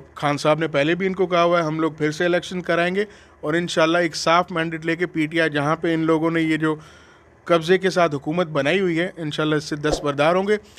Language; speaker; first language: Urdu; non-native, local second language; Sindhi